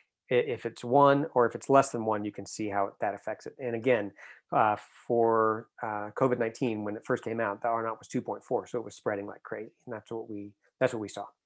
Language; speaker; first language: English; native; English